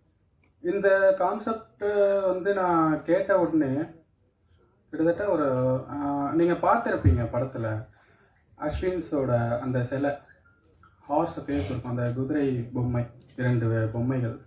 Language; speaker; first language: Tamil; native; Tamil